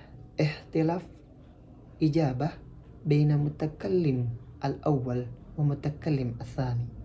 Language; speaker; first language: Arabic; non-native, learner; Indonesian